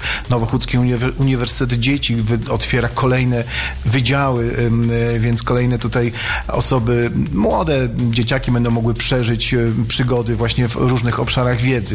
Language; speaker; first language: Polish; native; Polish